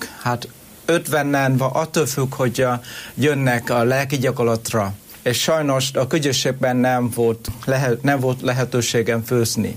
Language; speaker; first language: Hungarian; non-native, learner; Vietnamese